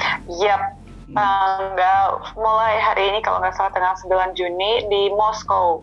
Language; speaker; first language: Indonesian; non-native, fluent; Russian